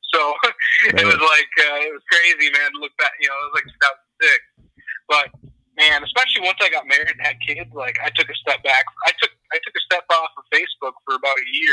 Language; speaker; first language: English; native; English